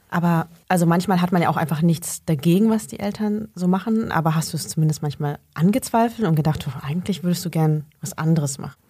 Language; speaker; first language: German; early bilingual, other home language; Vietnamese